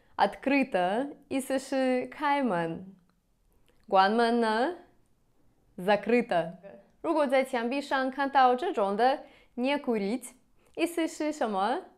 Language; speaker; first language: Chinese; non-native, fluent; Russian